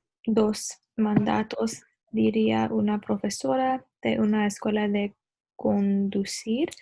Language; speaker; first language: Spanish; non-native, learner; English